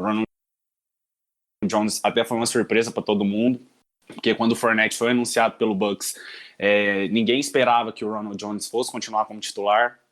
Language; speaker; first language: Portuguese; native; Portuguese